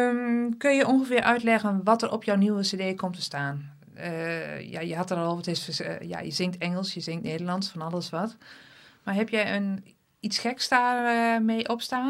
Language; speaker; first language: Dutch; native; Dutch